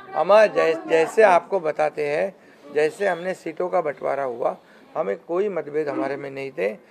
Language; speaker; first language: Hindi; non-native, local second language; Marathi